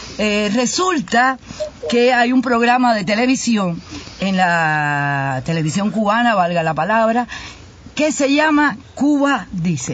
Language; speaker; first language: Spanish; native; Spanish